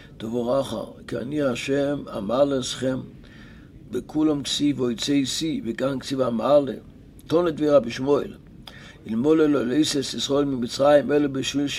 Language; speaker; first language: Hebrew; non-native, local second language; Yiddish